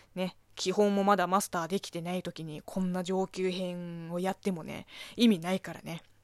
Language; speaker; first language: Japanese; non-native, fluent; Chinese